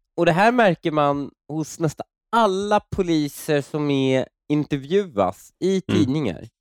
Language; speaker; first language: Swedish; early bilingual, other home language; Persian